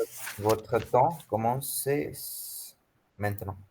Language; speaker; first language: French; non-native, fluent; Hindi